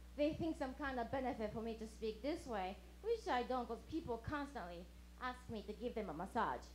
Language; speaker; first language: English; non-native, fluent; Japanese